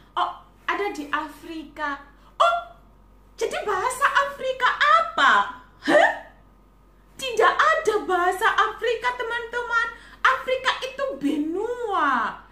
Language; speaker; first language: Indonesian; non-native, fluent; Shona